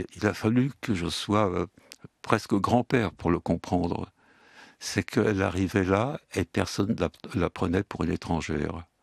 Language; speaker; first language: French; early bilingual, other home language; Yiddish